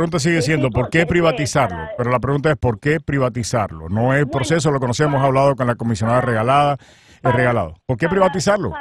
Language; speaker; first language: Spanish; native; Spanish